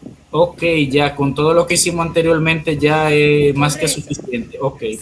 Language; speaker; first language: Spanish; native; Spanish